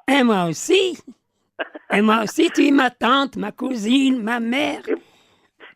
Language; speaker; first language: French; non-native, local second language; Arabic